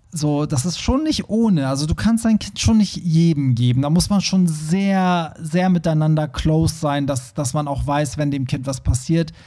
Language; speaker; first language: German; early bilingual, other home language; Persian